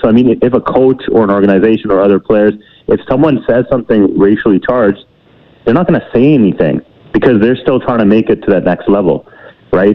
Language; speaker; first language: English; native; English